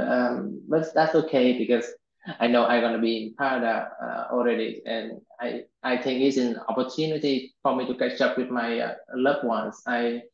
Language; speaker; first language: English; non-native, fluent; Vietnamese